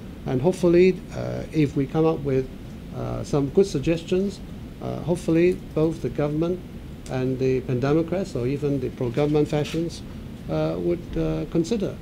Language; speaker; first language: English; non-native, local second language; Cantonese